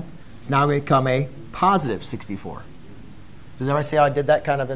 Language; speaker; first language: English; native; English